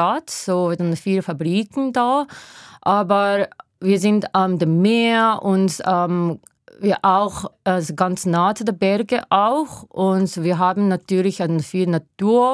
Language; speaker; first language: German; non-native, learner; Japanese